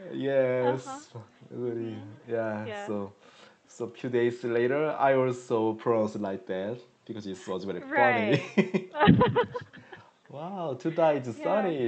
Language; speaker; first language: English; non-native, learner; Korean